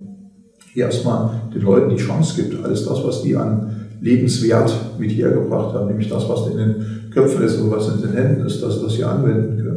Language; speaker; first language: German; native; German